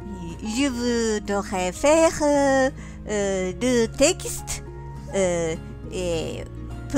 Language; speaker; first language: French; non-native, learner; Japanese